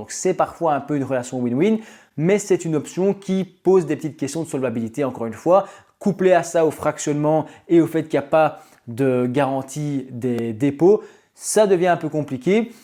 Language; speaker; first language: French; native; French